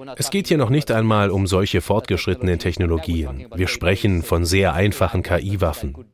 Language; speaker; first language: German; non-native, fluent; French